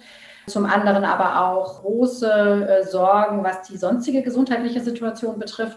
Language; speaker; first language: German; native; German